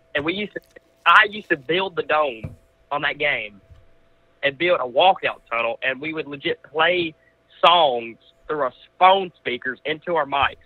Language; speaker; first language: English; native; English